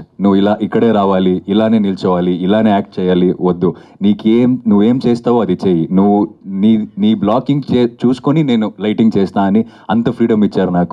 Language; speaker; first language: Telugu; non-native, fluent; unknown